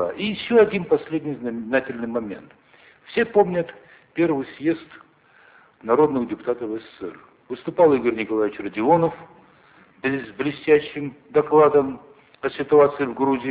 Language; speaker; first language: Russian; non-native, local second language; Ossetic